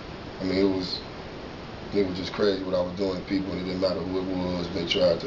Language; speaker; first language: English; native; English